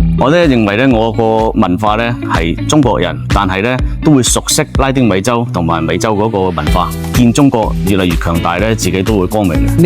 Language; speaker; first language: Cantonese; early bilingual, heritage; Cantonese